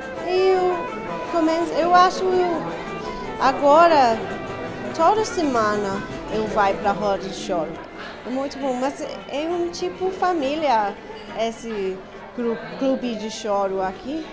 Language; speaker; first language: Portuguese; non-native, learner; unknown